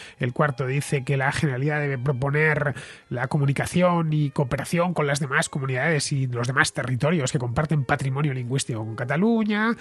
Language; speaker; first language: Spanish; native; Spanish